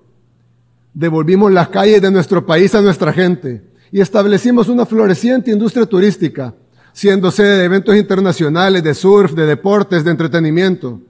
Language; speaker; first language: Spanish; native; Spanish